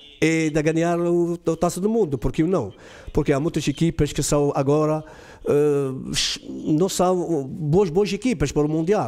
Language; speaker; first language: Portuguese; non-native, fluent; Arabic